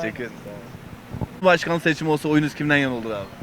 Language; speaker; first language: Turkish; native; Turkish